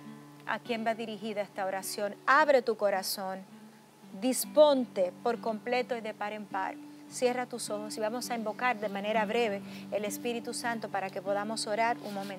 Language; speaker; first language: Spanish; native; Spanish